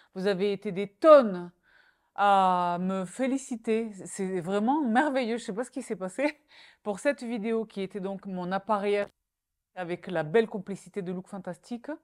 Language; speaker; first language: French; native; French